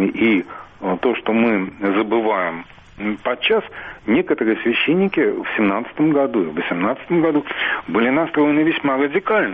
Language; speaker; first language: Russian; native; Russian